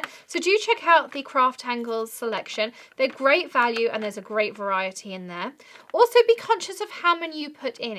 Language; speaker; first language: English; native; English